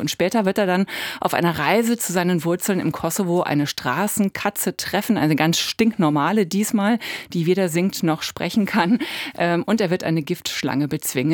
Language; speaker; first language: German; native; German